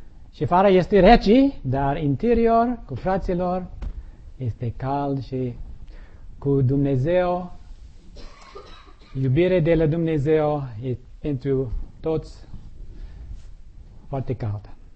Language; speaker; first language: Romanian; non-native, learner; English